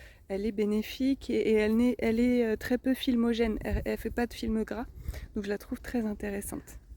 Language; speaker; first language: French; native; French